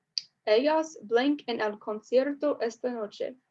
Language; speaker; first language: Spanish; non-native, fluent; English